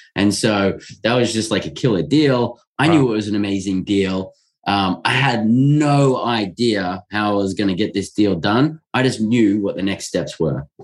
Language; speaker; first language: English; native; English